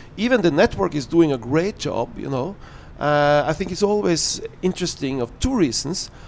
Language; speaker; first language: English; non-native, fluent; Norwegian